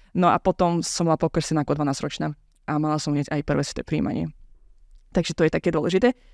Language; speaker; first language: Slovak; non-native, fluent; Azerbaijani